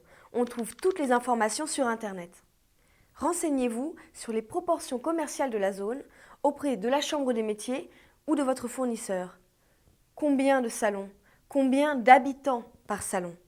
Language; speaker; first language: French; native; French